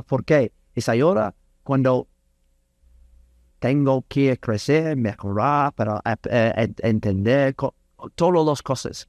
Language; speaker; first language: Spanish; non-native, learner; English